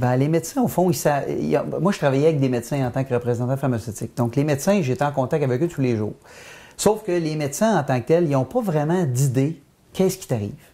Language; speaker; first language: French; native; French